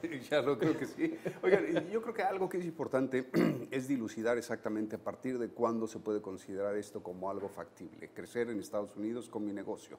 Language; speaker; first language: Spanish; native; Spanish